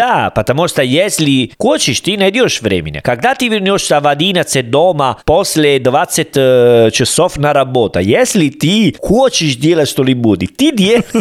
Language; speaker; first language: Russian; non-native, learner; Italian